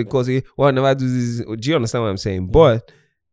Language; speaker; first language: English; non-native, local second language; Igbo